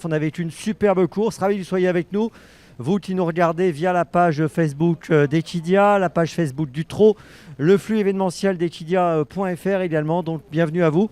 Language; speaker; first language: French; native; French